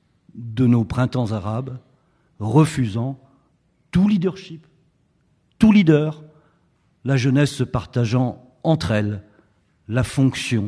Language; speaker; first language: French; native; French